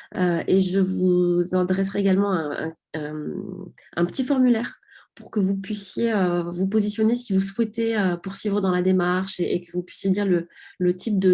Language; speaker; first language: French; native; French